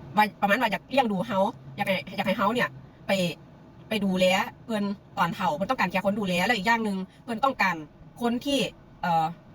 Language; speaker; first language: Thai; native; Thai